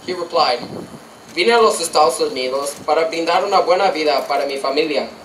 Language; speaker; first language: Spanish; early bilingual, heritage; Spanish